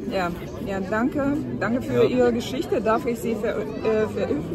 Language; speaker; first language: German; non-native, fluent; Russian